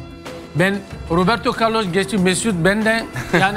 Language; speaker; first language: Turkish; non-native, learner; French